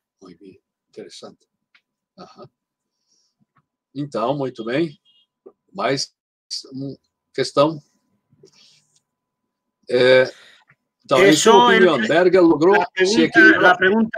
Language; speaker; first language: Spanish; non-native, fluent; Portuguese